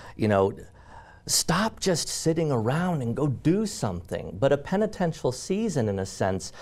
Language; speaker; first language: English; native; English